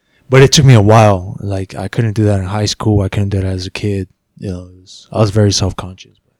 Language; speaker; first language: English; early bilingual, other home language; Spanish